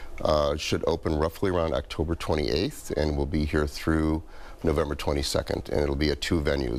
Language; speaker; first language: English; native; English